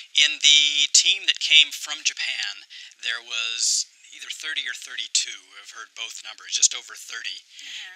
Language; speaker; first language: English; native; English